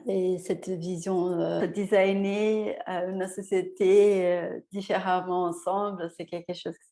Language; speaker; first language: French; non-native, fluent; Portuguese